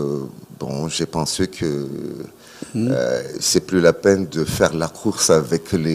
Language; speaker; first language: French; non-native, local second language; Malagasy